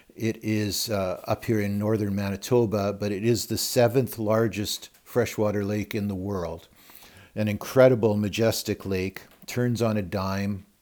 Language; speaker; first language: English; native; English